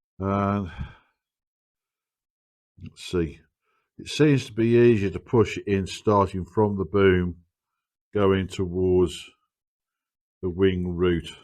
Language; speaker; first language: English; native; English